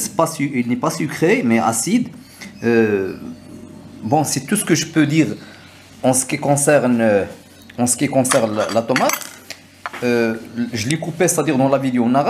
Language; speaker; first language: French; non-native, local second language; Arabic